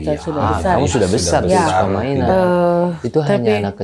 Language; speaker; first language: Indonesian; non-native, local second language; Sundanese